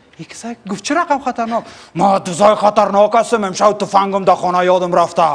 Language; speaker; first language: Persian; native; Persian